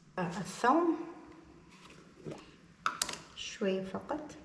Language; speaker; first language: Arabic; non-native, learner; Portuguese